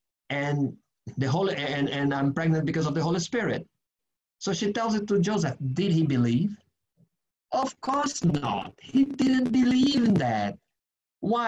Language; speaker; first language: English; non-native, fluent; Portuguese